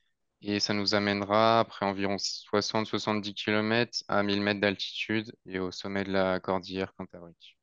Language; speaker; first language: French; native; French